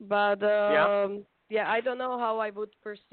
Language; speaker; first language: English; non-native, fluent; Slovak